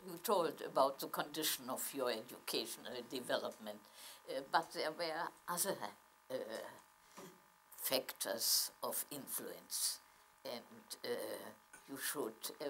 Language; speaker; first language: English; non-native, fluent; German